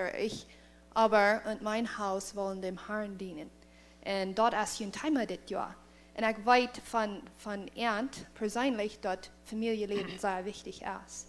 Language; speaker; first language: German; non-native, learner; Plautdietsch